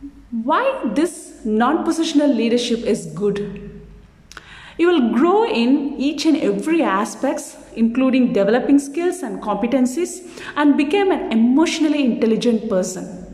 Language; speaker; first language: English; non-native, local second language; Tamil